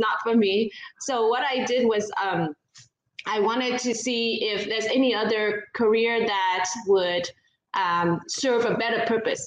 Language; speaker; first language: English; non-native, fluent; Vietnamese